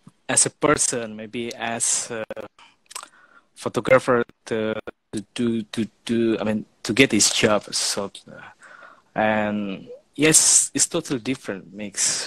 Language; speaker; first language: English; non-native, fluent; Indonesian